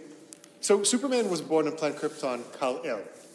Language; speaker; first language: English; non-native, fluent; Hebrew